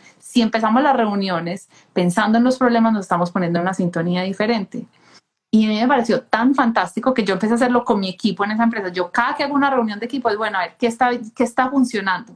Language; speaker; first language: Spanish; native; Spanish